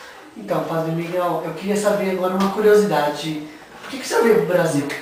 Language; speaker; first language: Portuguese; native; Portuguese